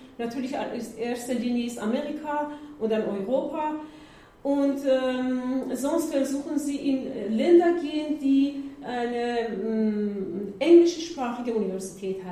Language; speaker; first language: German; non-native, learner; Persian